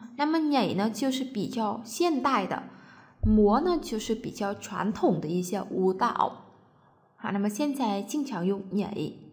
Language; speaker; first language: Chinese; non-native, fluent; Vietnamese